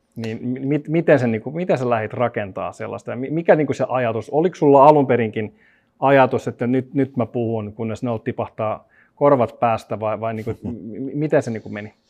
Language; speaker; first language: Finnish; non-native, local second language; Swedish